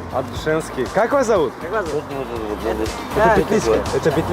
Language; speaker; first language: Russian; non-native, local second language; Uzbek